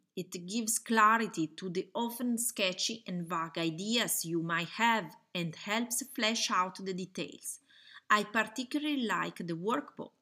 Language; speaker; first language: English; non-native, fluent; Italian